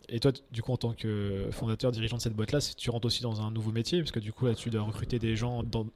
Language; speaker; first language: French; native; French